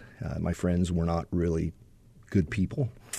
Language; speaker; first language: English; native; English